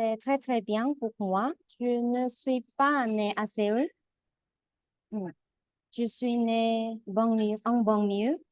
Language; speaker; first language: French; non-native, learner; Korean